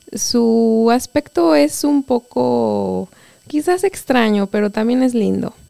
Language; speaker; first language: Spanish; native; Spanish